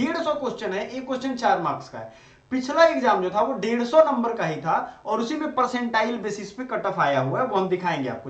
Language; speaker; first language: Hindi; native; Hindi